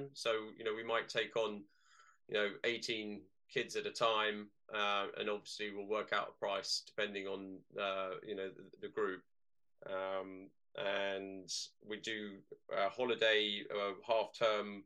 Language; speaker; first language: English; native; English